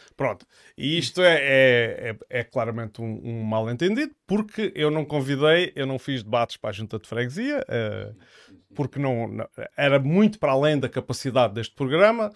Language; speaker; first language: Portuguese; native; Portuguese